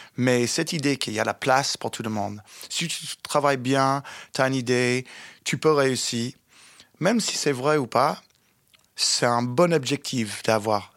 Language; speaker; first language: French; non-native, fluent; English